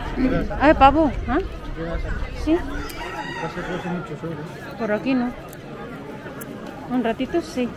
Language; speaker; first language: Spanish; non-native, learner; Filipino